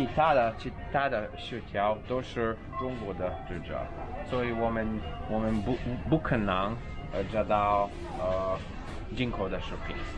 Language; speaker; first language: Chinese; non-native, learner; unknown